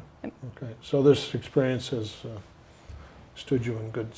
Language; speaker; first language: English; native; English